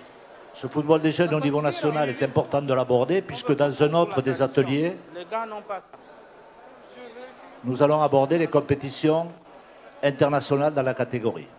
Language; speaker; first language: French; native; French